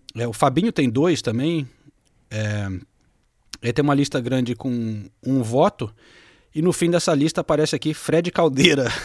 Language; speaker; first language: Portuguese; native; Portuguese